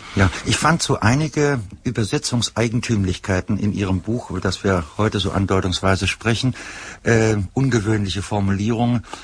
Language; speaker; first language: German; native; German